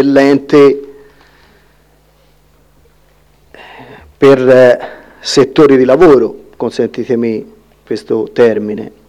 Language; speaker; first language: Italian; native; Italian